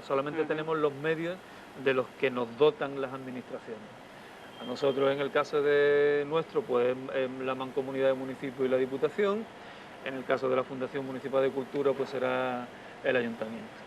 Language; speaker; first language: Spanish; native; Spanish